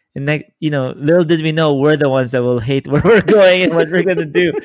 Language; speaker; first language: English; native; English